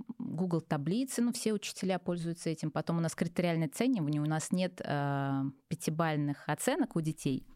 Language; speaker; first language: Russian; native; Russian